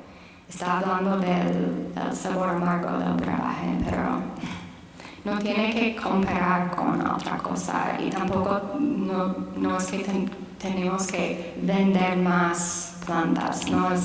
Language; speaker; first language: Spanish; non-native, fluent; English